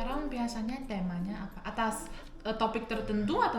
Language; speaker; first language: Indonesian; non-native, fluent; Chinese